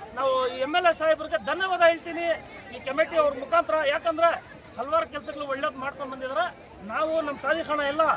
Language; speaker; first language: Kannada; non-native, local second language; Urdu